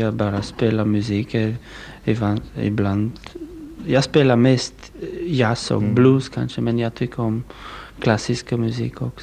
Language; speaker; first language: Swedish; non-native, learner; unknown